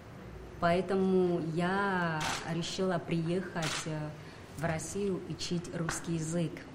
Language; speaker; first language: Russian; non-native, fluent; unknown